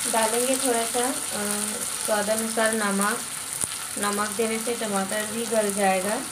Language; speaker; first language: Hindi; non-native, local second language; Bangla